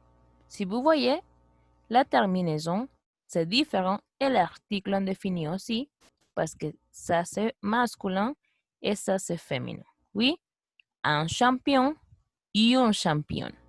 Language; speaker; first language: French; non-native, fluent; Spanish